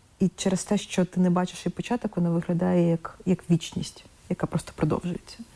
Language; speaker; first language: Ukrainian; non-native, local second language; Russian